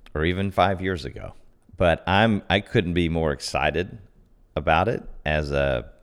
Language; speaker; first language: English; native; English